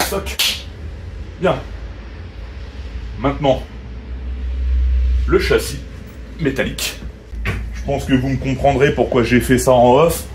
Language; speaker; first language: French; native; French